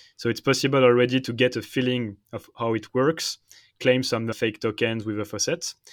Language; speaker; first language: English; non-native, fluent; French